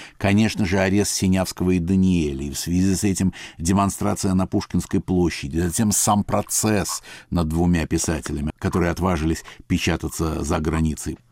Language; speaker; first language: Russian; native; Russian